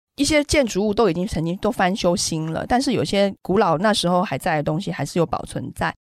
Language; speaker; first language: Chinese; native; Chinese